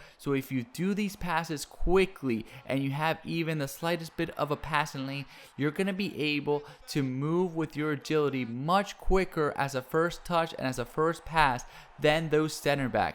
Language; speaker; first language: English; native; English